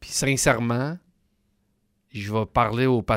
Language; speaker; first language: French; native; French